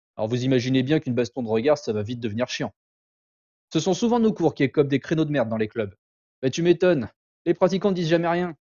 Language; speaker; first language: French; native; French